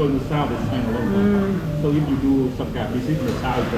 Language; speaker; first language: English; non-native, fluent; Vietnamese